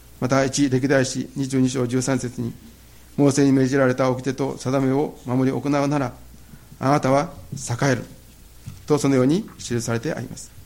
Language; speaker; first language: Japanese; native; Japanese